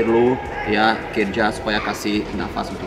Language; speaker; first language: Indonesian; non-native, fluent; Portuguese